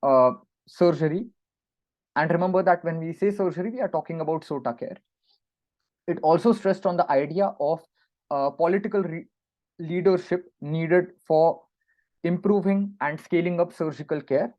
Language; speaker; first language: English; non-native, local second language; Marathi